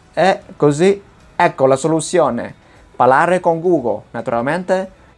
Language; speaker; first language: Italian; non-native, fluent; Vietnamese